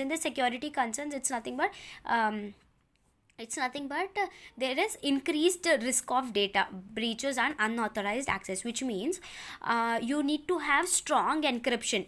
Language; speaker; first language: English; non-native, local second language; Telugu